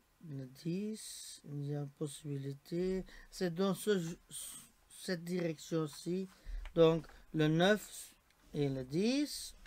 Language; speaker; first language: French; non-native, local second language; Dutch